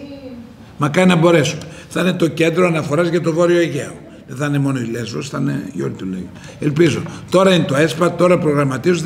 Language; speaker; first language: Greek; native; Greek